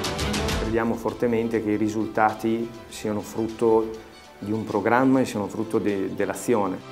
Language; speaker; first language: Italian; native; Italian